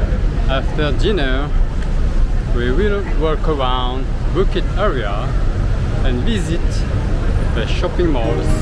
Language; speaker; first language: English; non-native, fluent; French